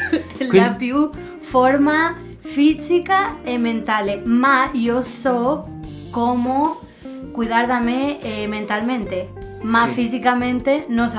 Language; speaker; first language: Italian; non-native, learner; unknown